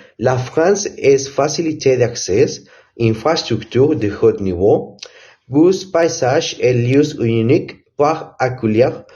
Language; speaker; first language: French; non-native, learner; Spanish